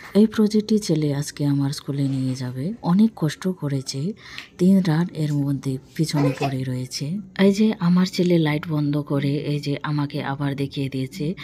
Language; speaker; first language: Bangla; non-native, local second language; Bodo